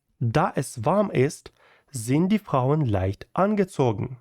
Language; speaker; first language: German; non-native, fluent; Ukrainian